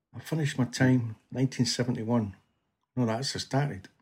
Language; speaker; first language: English; native; English